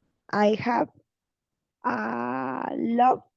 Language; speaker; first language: English; non-native, learner; Spanish